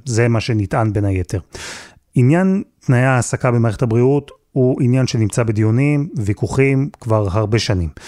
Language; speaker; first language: Hebrew; native; Hebrew